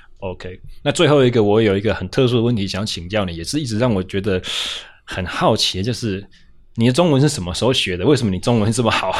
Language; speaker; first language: Chinese; native; Chinese